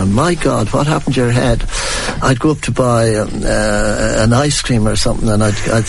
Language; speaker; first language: English; native; English